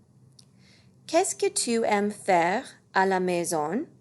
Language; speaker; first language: French; non-native, fluent; English